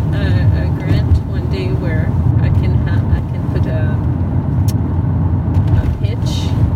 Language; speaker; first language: English; non-native, fluent; French